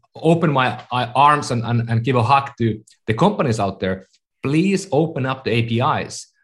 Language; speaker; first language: English; non-native, fluent; Finnish